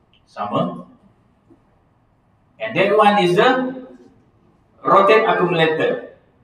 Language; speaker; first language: English; non-native, local second language; Malay